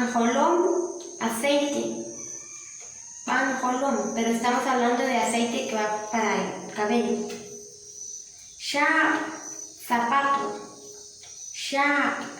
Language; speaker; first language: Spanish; non-native, local second language; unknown